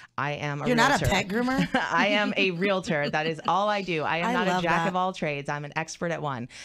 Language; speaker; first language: English; native; English